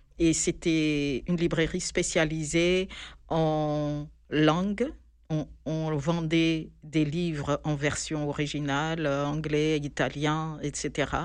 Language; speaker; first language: French; non-native, local second language; Malagasy